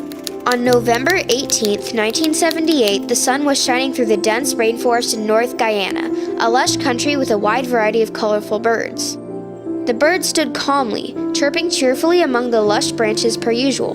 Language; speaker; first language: English; native; English